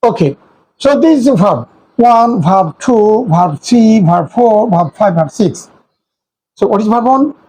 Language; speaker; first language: English; non-native, local second language; Bangla